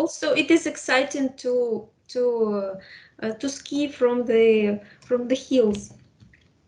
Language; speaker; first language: English; non-native, fluent; Russian